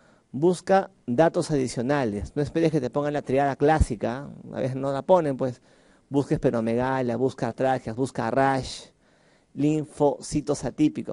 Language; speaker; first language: Spanish; native; Spanish